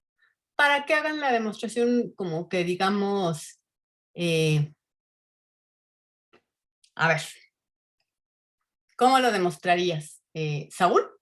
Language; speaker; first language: Spanish; native; Spanish